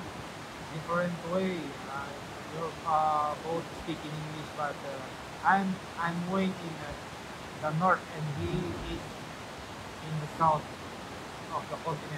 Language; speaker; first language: English; non-native, local second language; Filipino